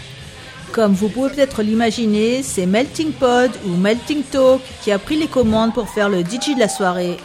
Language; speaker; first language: French; native; French